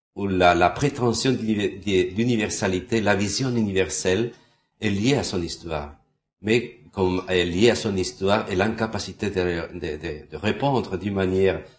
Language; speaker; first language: French; non-native, fluent; Spanish